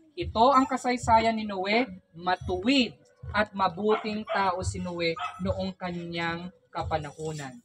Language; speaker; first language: Filipino; non-native, local second language; Iloko